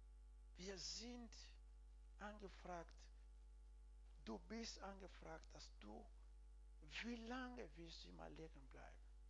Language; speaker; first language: German; non-native, learner; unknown